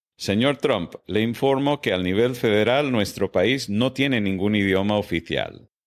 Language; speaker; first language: Spanish; non-native, fluent; English